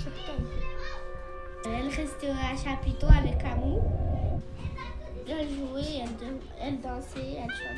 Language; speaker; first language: French; early bilingual, other home language; Romany